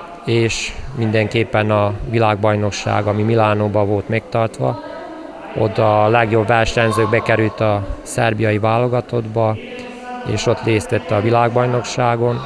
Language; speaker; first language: Hungarian; native; Hungarian